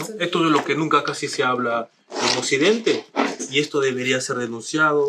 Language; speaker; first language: Spanish; native; Spanish